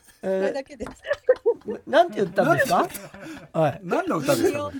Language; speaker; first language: Japanese; native; Japanese